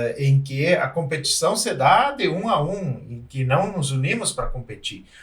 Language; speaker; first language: Portuguese; native; Portuguese